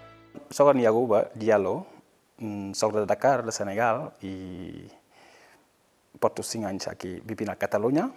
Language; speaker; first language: Catalan; non-native, fluent; Fula